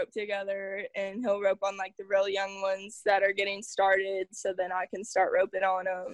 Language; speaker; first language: English; native; English